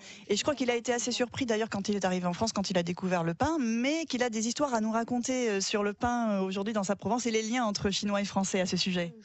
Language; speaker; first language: French; native; French